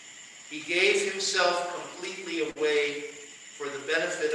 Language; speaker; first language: English; native; English